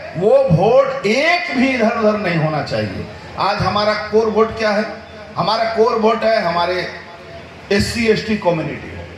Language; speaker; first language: Hindi; native; Hindi